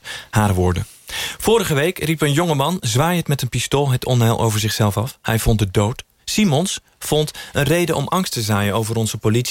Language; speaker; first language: Dutch; native; Dutch